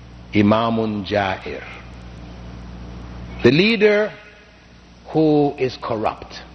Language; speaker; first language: English; non-native, fluent; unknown